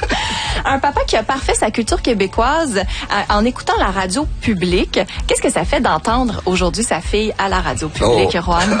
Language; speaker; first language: French; native; French